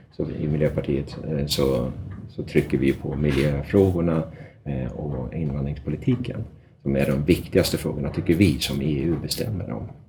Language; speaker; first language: Swedish; native; Swedish